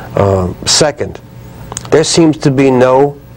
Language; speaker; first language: English; native; English